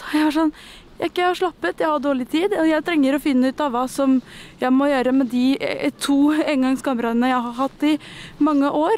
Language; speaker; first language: Norwegian; non-native, fluent; French